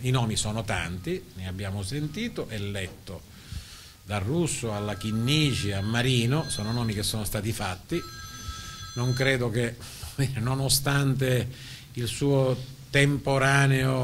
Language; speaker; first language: Italian; native; Italian